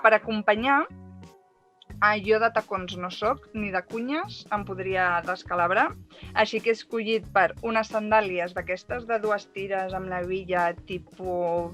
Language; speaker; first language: Catalan; native; Catalan